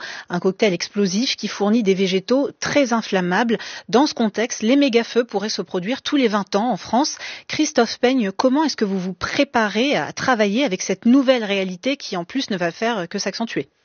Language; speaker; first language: French; native; French